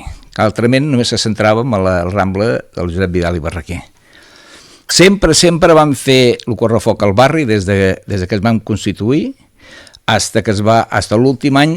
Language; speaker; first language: Catalan; native; Catalan